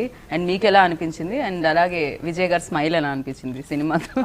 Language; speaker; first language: Telugu; native; Telugu